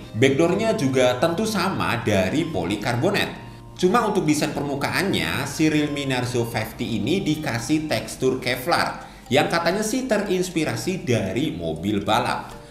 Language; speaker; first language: Indonesian; native; Indonesian